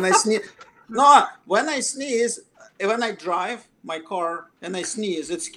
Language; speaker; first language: English; non-native, fluent; Russian